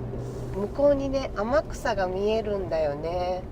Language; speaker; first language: Japanese; native; Japanese